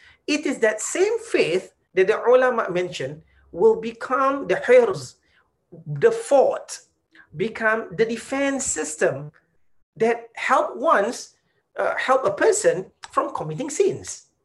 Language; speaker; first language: English; non-native, local second language; Malay